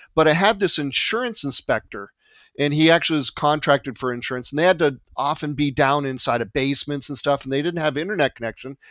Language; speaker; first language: English; native; English